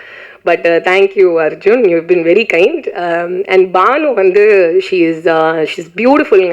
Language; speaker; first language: Tamil; native; Tamil